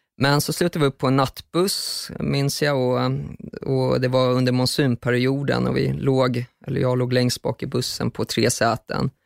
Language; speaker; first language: Swedish; early bilingual, other home language; German